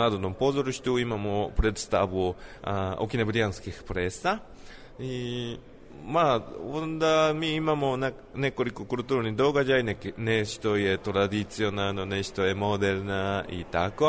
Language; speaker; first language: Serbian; non-native, learner; Japanese